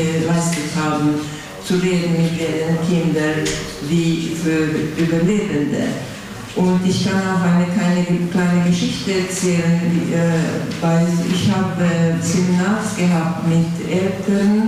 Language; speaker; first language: German; non-native, fluent; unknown